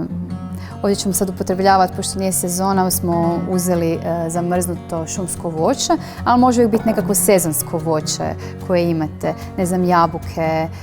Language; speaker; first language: Croatian; native; Croatian